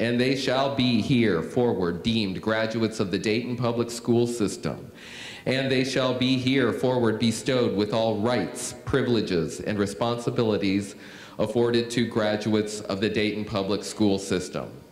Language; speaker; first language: English; native; English